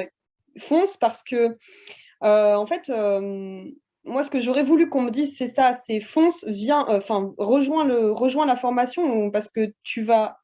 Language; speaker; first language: French; native; French